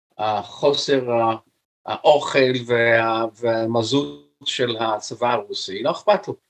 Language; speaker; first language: Hebrew; non-native, fluent; English